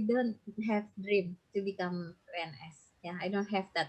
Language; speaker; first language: English; non-native, fluent; Indonesian